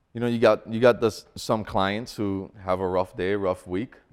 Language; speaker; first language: English; native; English